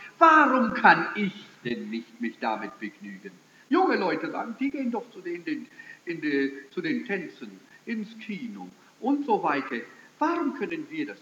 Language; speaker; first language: German; early bilingual, heritage; German